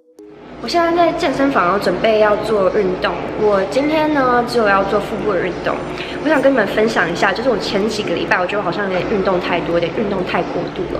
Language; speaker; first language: Chinese; native; Chinese